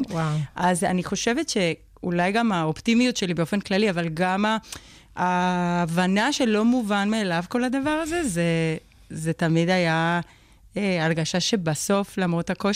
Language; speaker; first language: Hebrew; non-native, fluent; Spanish